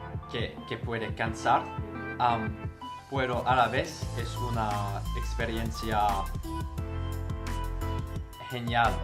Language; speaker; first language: Spanish; non-native, learner; English